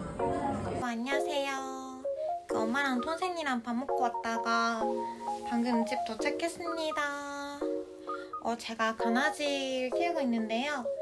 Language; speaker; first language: Korean; non-native, learner; Japanese